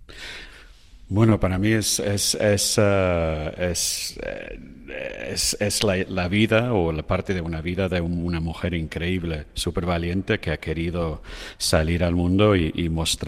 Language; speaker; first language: Spanish; non-native, fluent; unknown